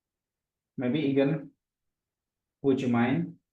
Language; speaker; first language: English; non-native, fluent; Indonesian